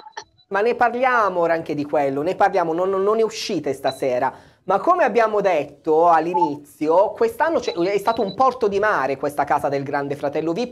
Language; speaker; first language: Italian; native; Italian